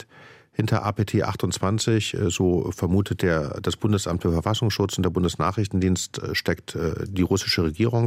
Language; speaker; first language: German; native; German